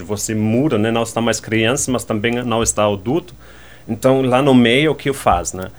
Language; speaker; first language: Portuguese; non-native, fluent; German